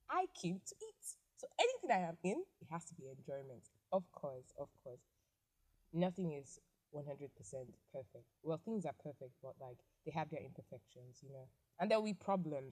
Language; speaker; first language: English; non-native, local second language; Igbo